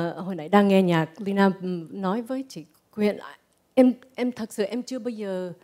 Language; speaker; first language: Vietnamese; early bilingual, heritage; Vietnamese